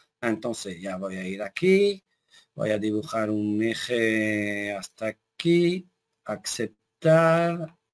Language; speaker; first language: Spanish; non-native, fluent; French